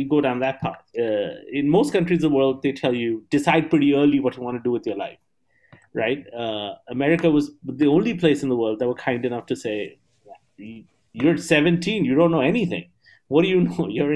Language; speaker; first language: English; non-native, local second language; Bangla